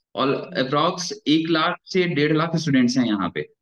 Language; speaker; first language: Hindi; native; Hindi